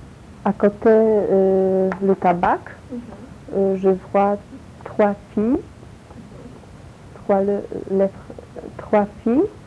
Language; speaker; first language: French; non-native, learner; Polish